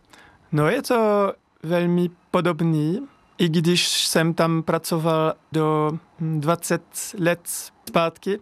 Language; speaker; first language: Czech; non-native, fluent; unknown